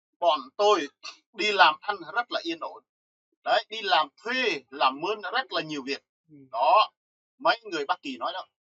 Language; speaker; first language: Vietnamese; non-native, local second language; Jarai